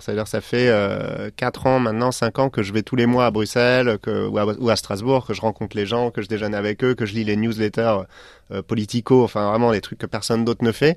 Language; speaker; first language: French; native; French